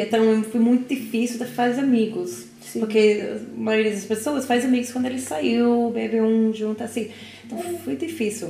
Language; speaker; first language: Portuguese; non-native, learner; English